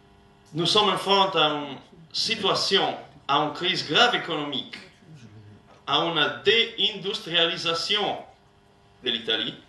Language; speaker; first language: French; non-native, learner; Italian